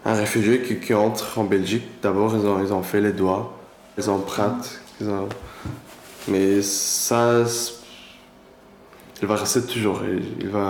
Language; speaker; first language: French; non-native, learner; Persian